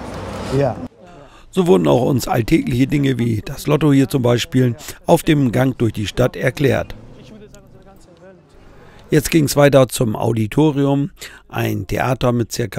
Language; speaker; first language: German; native; German